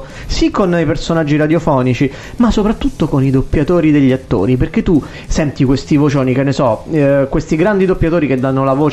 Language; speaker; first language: Italian; native; Italian